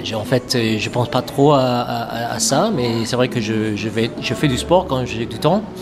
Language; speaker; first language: French; non-native, fluent; English